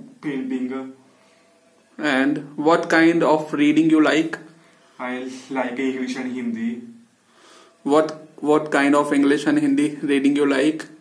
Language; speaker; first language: English; non-native, local second language; Hindi